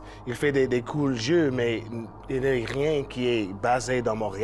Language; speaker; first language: French; non-native, learner; English